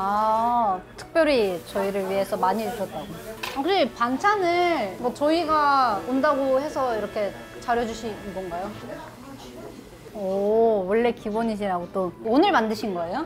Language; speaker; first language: Korean; non-native, fluent; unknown